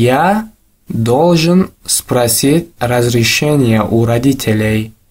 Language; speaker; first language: Russian; non-native, local second language; Tajik